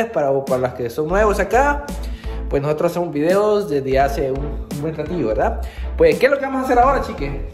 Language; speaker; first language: Spanish; native; Spanish